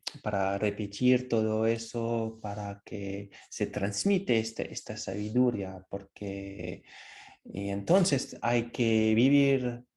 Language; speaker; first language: Spanish; non-native, fluent; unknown